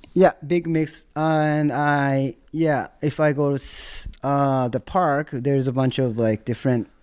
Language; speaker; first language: English; non-native, learner; Japanese